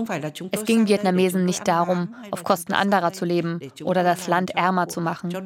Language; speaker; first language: German; native; German